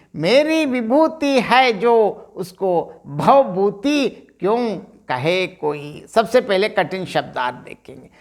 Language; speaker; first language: Hindi; non-native, local second language; Telugu